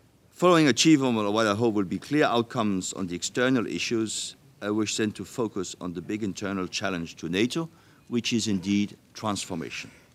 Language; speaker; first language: English; non-native, fluent; Danish